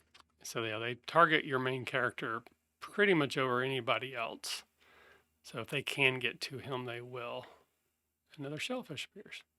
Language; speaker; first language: English; native; English